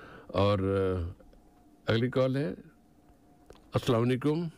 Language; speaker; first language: Hindi; native; Hindi